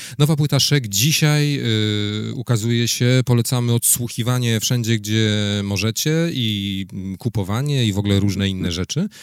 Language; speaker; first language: Polish; native; Polish